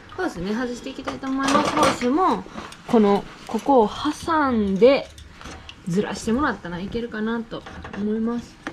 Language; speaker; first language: Japanese; native; Japanese